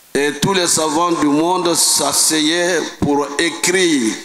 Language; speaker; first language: French; non-native, local second language; Dyula